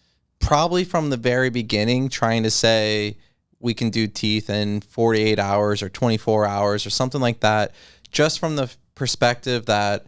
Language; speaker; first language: English; native; English